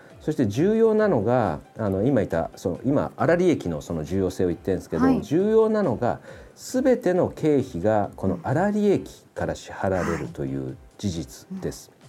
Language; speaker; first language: Japanese; native; Japanese